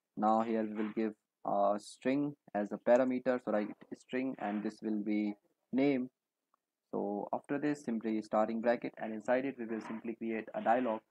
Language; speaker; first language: English; non-native, local second language; Hindi